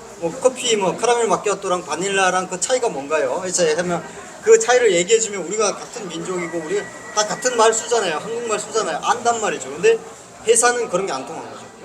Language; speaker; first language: Korean; native; Korean